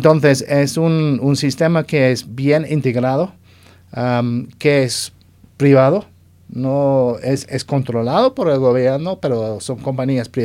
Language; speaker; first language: Spanish; non-native, fluent; English